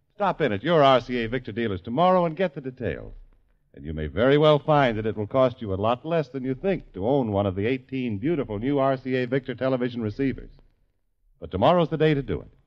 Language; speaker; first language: English; native; English